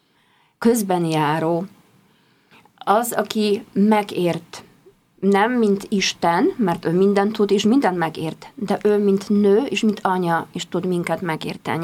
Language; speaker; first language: Hungarian; non-native, fluent; Polish